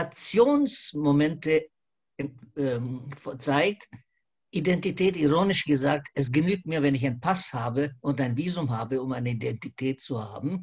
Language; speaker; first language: German; non-native, fluent; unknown